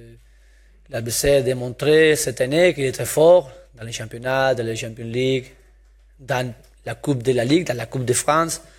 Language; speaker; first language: French; non-native, learner; Spanish